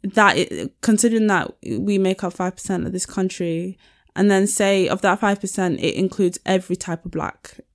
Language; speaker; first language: English; early bilingual, other home language; Yoruba